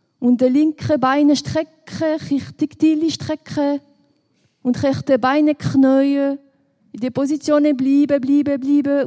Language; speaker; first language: German; non-native, local second language; French